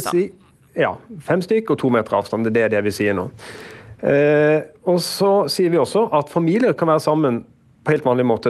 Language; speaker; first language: Norwegian; native; Norwegian